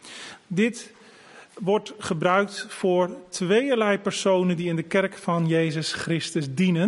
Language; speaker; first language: Dutch; native; Dutch